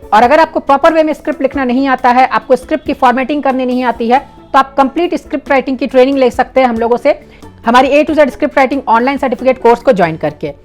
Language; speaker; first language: Hindi; native; Hindi